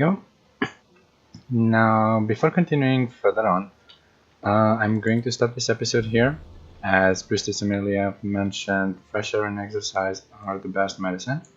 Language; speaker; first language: English; non-native, fluent; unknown